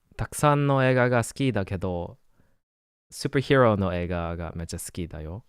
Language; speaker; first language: Japanese; non-native, learner; English